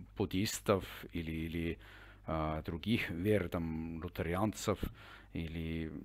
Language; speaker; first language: Russian; non-native, fluent; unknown